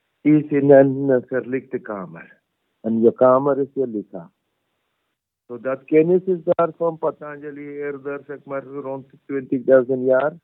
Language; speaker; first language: Dutch; non-native, fluent; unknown